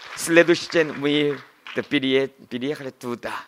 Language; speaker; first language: Russian; non-native, learner; Korean